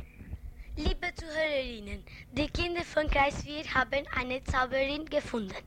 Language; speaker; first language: German; early bilingual, other home language; Albanian